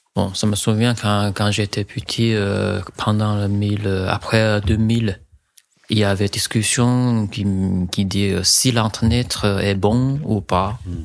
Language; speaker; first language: French; non-native, fluent; Chinese